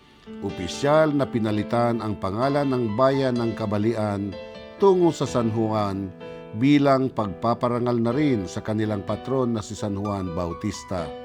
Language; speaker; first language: Filipino; non-native, local second language; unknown